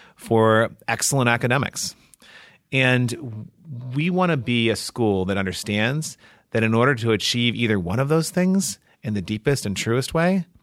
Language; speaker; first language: English; native; English